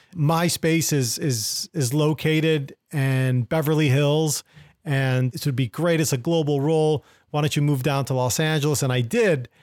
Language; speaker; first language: English; native; English